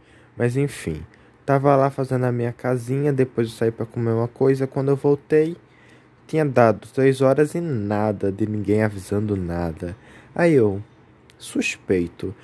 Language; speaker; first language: Portuguese; native; Portuguese